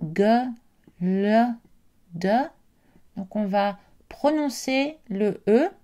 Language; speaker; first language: French; native; French